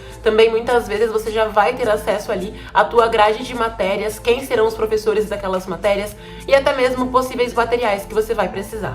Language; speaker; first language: Portuguese; native; Portuguese